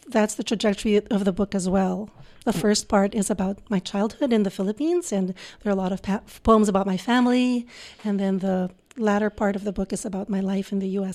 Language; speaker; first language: English; non-native, local second language; Filipino